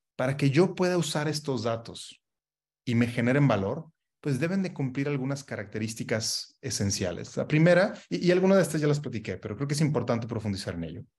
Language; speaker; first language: Spanish; native; Spanish